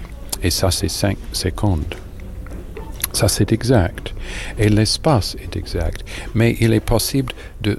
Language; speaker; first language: French; non-native, fluent; English